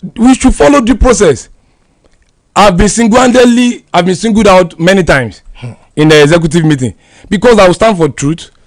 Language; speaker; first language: English; non-native, local second language; Yoruba